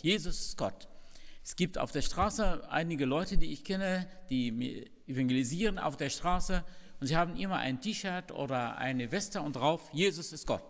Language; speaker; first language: German; non-native, fluent; Arabic